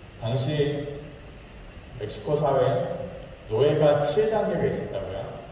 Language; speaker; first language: Korean; native; Korean